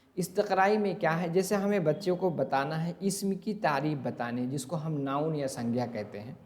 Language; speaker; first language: Urdu; native; Urdu